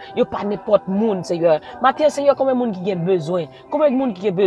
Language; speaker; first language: French; non-native, local second language; Haitian Creole